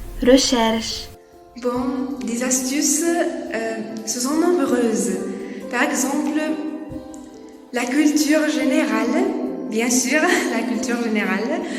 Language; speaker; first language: French; non-native, fluent; Arabic